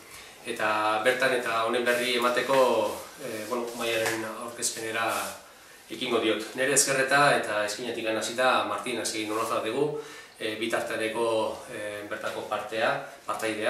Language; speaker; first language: Basque; native; Basque